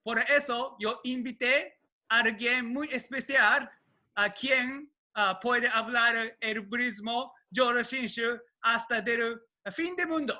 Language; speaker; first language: Spanish; non-native, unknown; Japanese